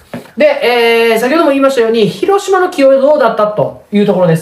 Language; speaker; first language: Japanese; native; Japanese